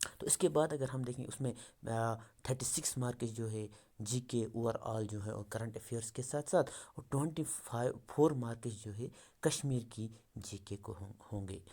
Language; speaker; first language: Urdu; non-native, local second language; Kashmiri